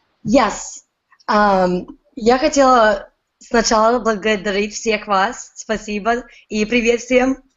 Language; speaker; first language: Russian; early bilingual, heritage; Russian